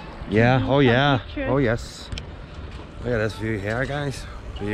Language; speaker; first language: English; native; English